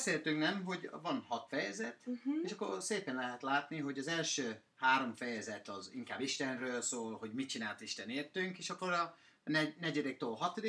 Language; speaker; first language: Hungarian; non-native, learner; English